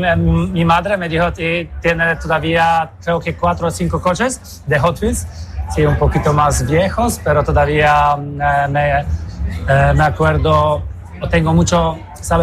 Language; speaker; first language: Spanish; non-native, fluent; Polish